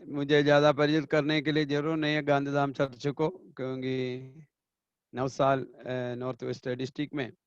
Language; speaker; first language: Hindi; non-native, local second language; Malayalam